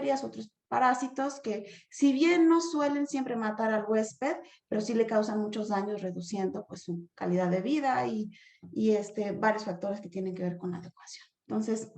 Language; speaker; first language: Spanish; native; Spanish